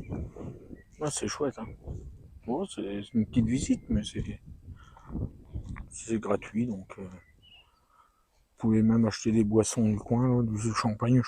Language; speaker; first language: French; native; French